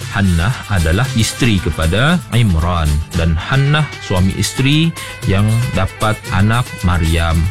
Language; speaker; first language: Malay; native; Malay